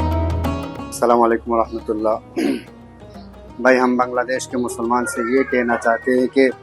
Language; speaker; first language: Hindi; non-native, learner; Bangla